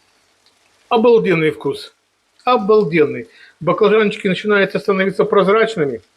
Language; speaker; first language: Russian; native; Russian